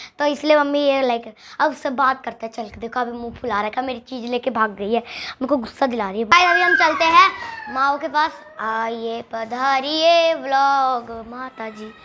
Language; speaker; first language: Hindi; native; Hindi